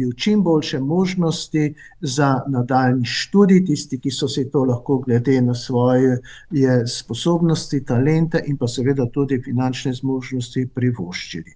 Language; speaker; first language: Slovenian; native; Slovenian